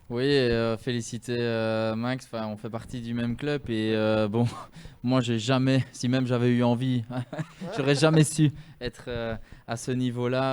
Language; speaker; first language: French; native; French